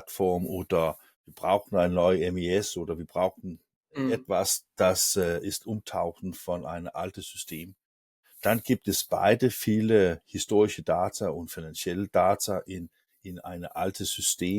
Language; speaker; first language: German; non-native, learner; Danish